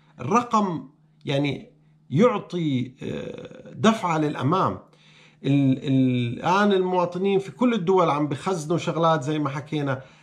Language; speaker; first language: Arabic; native; Arabic